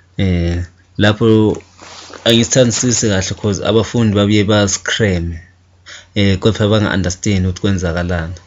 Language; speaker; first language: Zulu; native; Zulu